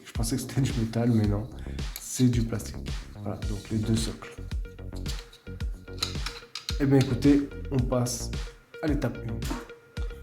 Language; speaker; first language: French; native; French